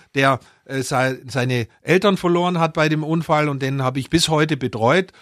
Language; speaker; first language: German; native; German